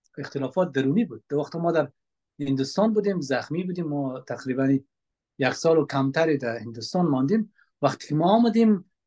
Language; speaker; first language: Persian; native; Persian